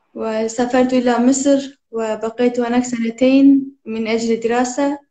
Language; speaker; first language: Arabic; non-native, learner; Turkish